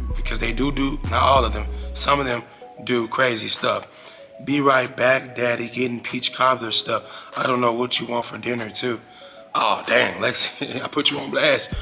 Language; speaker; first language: English; native; English